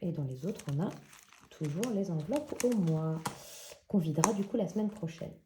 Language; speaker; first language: French; native; French